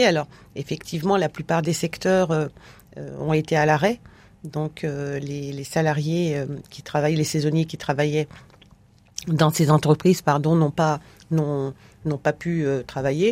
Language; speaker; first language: French; native; French